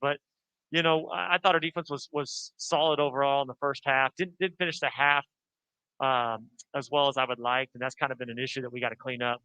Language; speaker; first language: English; native; English